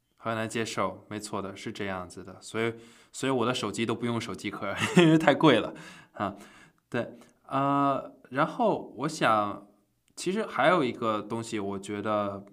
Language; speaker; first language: Chinese; native; Chinese